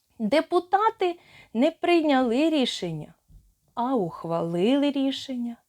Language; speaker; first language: Ukrainian; native; Ukrainian